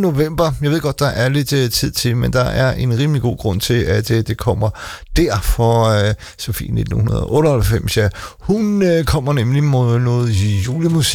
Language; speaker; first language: Danish; native; Danish